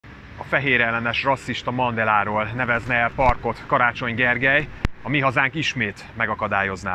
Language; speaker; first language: Hungarian; native; Hungarian